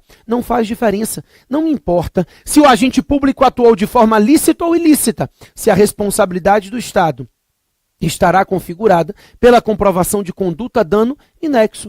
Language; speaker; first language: Portuguese; native; Portuguese